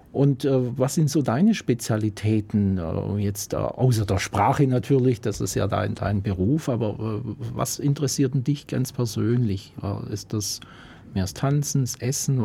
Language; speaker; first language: German; native; German